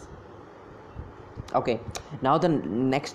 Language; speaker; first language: English; non-native, local second language; Hindi